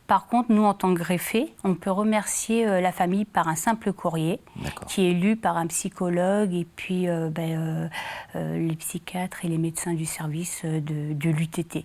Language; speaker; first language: French; native; French